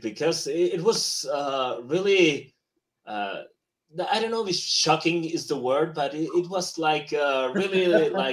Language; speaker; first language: English; non-native, fluent; Spanish